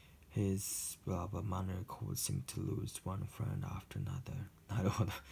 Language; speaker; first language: English; non-native, fluent; Japanese